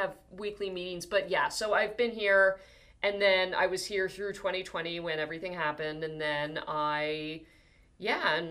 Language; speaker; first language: English; native; English